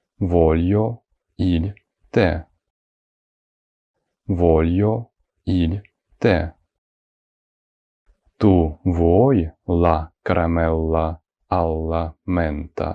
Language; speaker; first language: Italian; non-native, fluent; Ukrainian